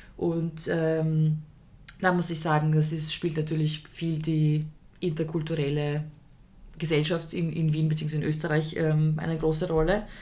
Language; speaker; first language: German; early bilingual, other home language; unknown